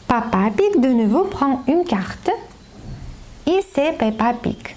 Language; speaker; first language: French; non-native, learner; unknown